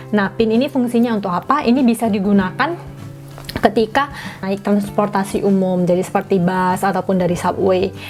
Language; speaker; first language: Indonesian; native; Indonesian